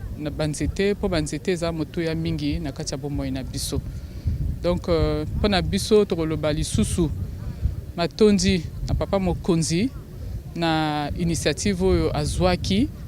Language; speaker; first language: Lingala; native; Lingala